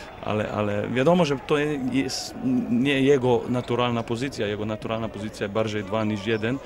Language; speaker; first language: Polish; non-native, fluent; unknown